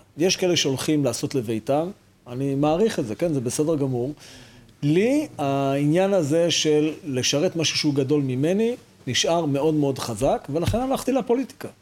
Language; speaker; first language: Hebrew; native; Hebrew